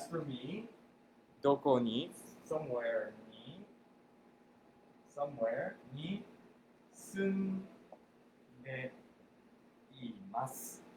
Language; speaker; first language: Japanese; non-native, fluent; English